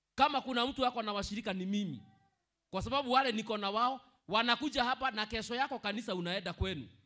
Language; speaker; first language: Swahili; non-native, local second language; Kikuyu